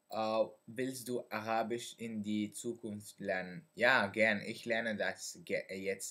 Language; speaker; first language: German; non-native, learner; French